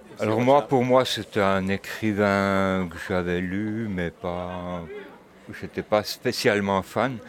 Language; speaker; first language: French; native; French